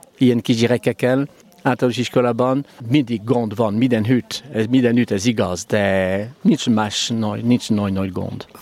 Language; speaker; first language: Hungarian; non-native, learner; French